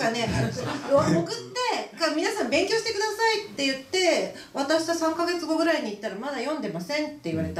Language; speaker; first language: Japanese; native; Japanese